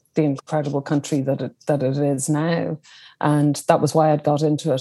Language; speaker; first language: English; native; English